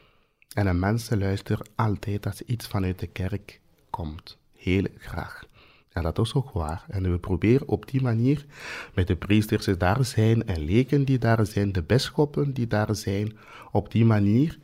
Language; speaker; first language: Dutch; non-native, fluent; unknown